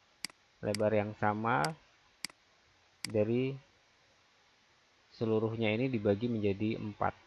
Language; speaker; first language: Indonesian; native; Indonesian